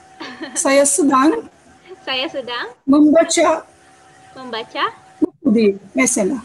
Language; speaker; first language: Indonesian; non-native, learner; Turkish